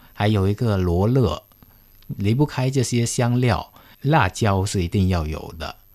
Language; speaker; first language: Chinese; early bilingual, heritage; Chinese